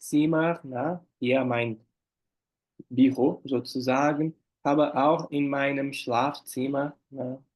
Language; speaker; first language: German; non-native, fluent; Portuguese